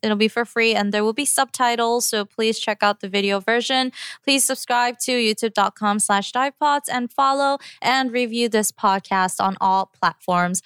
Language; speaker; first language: English; early bilingual, other home language; Korean